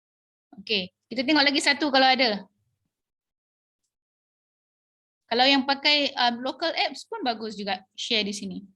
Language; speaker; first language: Malay; native; Malay